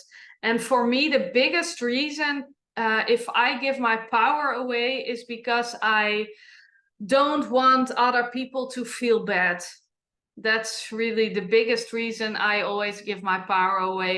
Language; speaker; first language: English; non-native, fluent; Dutch